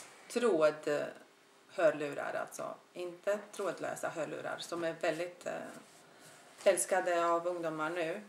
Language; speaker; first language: Swedish; non-native, fluent; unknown